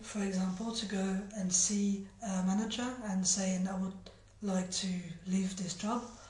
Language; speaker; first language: English; non-native, fluent; French